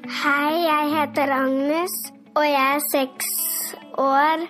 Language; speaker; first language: Norwegian; early bilingual, heritage; Norwegian